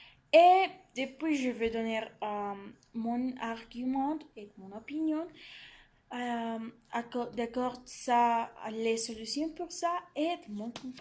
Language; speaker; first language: French; non-native, learner; Spanish